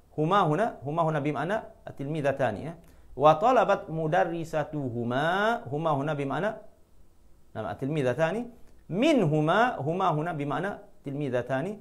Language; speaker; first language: Arabic; non-native, fluent; Malay